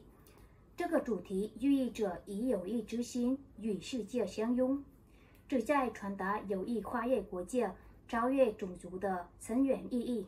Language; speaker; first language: Chinese; non-native, fluent; Vietnamese